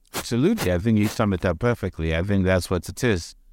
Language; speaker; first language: English; non-native, local second language; Akan